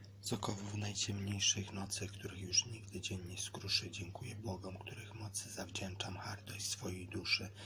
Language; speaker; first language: Polish; native; Polish